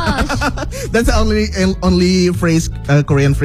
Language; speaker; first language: English; non-native, fluent; Indonesian